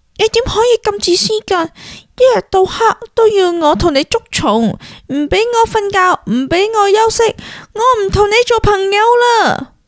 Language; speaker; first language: Cantonese; early bilingual, heritage; Cantonese